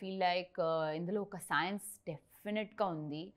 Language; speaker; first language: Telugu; non-native, learner; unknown